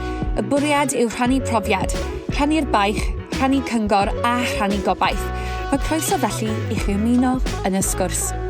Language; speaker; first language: Welsh; native; Welsh